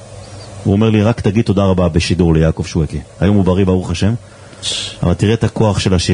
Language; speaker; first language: Hebrew; native; Hebrew